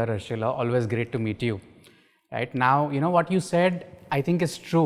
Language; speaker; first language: English; non-native, local second language; Marathi